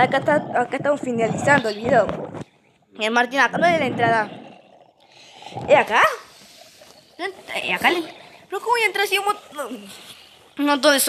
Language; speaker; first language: Spanish; native; Spanish